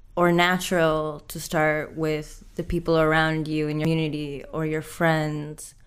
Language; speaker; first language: English; non-native, fluent; Indonesian